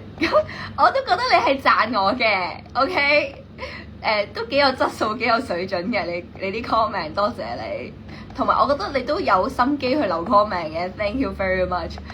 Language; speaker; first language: Cantonese; native; Cantonese